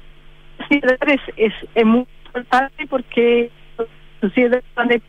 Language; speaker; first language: Spanish; non-native, fluent; English